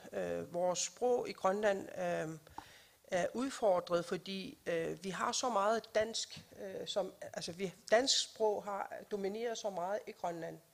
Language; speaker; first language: Danish; non-native, local second language; Kalaallisut